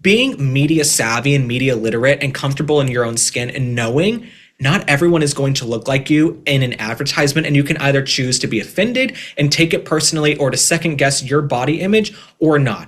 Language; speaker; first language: English; native; English